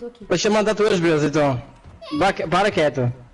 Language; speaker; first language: Portuguese; native; Portuguese